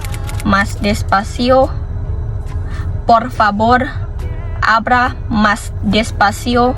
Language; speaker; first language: Spanish; non-native, fluent; Lao